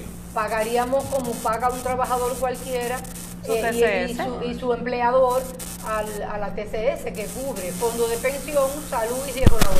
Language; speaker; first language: Spanish; native; Spanish